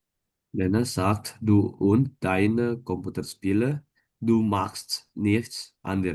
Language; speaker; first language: German; non-native, learner; Indonesian